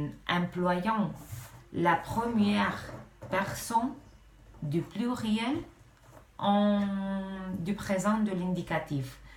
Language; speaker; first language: French; non-native, fluent; Romanian